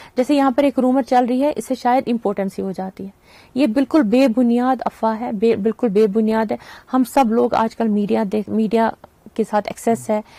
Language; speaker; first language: Hindi; non-native, local second language; Kashmiri